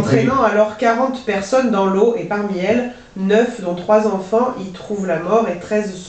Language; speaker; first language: French; native; French